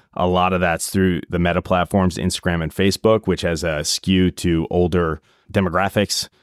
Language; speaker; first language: English; native; English